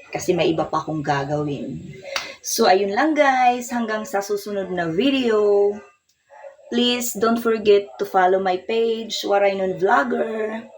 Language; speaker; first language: Filipino; non-native, local second language; Waray